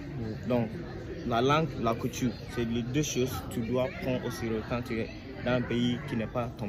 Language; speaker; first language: French; non-native, learner; English